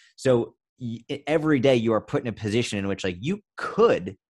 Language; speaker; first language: English; native; English